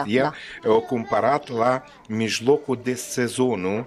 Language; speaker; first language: Romanian; non-native, learner; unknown